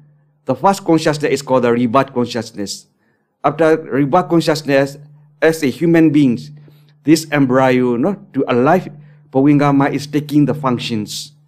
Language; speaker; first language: English; non-native, learner; Burmese